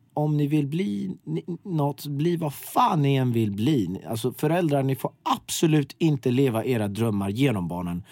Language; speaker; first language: Swedish; early bilingual, other home language; Persian